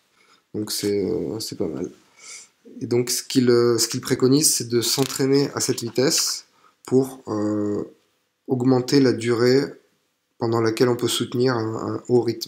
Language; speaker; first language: French; native; French